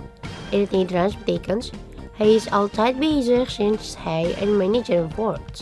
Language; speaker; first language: Dutch; non-native, learner; Indonesian